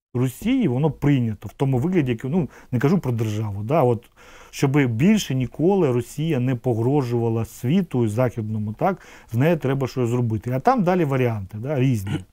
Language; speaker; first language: Ukrainian; non-native, local second language; Russian